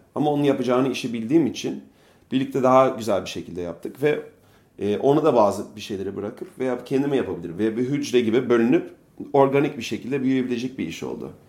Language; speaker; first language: Turkish; non-native, fluent; English